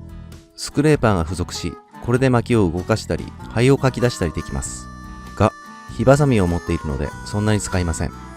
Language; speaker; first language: Japanese; native; Japanese